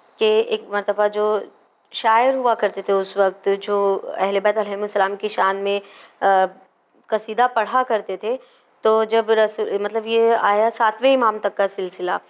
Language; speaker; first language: Hindi; native; Hindi